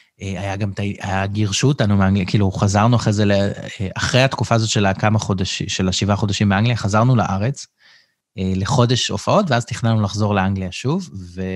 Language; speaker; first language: Hebrew; native; Hebrew